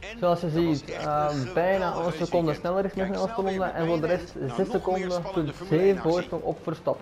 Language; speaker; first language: Dutch; native; Dutch